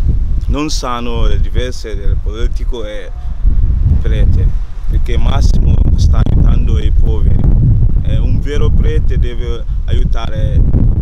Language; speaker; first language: Italian; non-native, learner; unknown